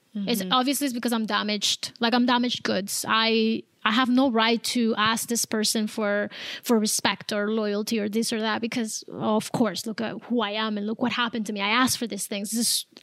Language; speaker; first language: English; early bilingual, other home language; Spanish